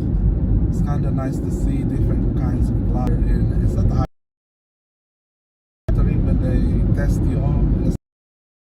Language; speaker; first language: English; non-native, local second language; Filipino